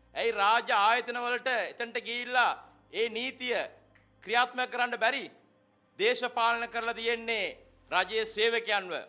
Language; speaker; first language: Sinhala; native; Sinhala